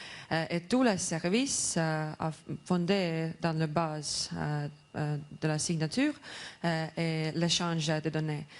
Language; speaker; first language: French; non-native, learner; Estonian